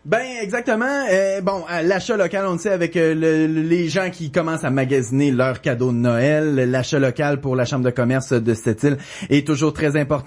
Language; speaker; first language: French; native; French